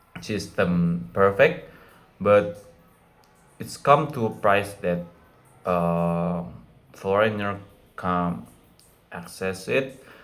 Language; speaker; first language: English; non-native, fluent; Indonesian